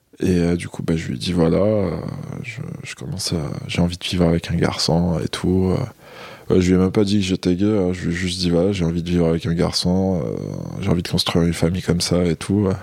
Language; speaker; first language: French; non-native, local second language; Arabic